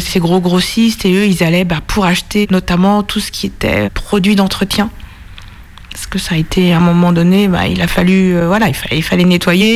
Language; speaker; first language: French; native; French